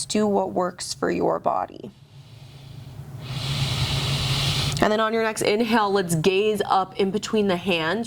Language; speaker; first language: English; native; English